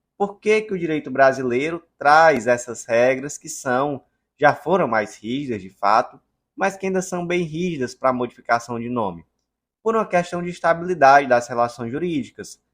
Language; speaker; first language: Portuguese; native; Portuguese